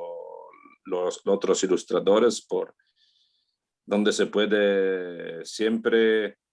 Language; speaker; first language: Spanish; non-native, learner; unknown